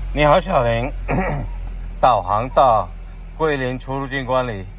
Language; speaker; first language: Chinese; non-native, fluent; Urdu